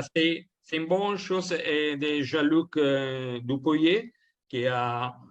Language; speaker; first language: French; non-native, learner; Italian